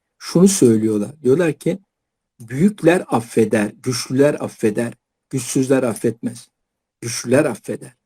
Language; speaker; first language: Turkish; native; Turkish